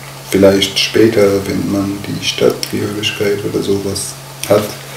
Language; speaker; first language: German; non-native, fluent; Arabic